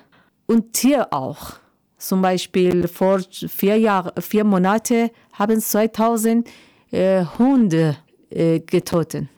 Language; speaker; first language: German; non-native, learner; Persian